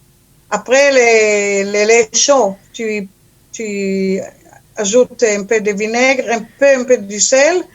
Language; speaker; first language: French; non-native, learner; Hebrew